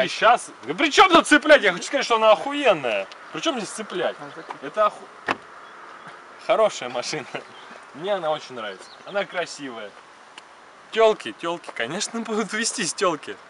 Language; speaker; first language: Russian; native; Russian